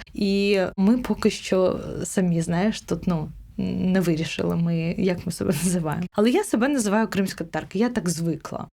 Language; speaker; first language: Ukrainian; non-native, local second language; Crimean Tatar